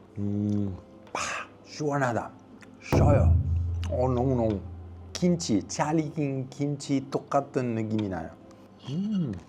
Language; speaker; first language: Korean; non-native, learner; Italian